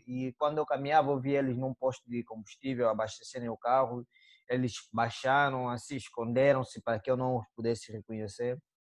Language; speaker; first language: Portuguese; native; Portuguese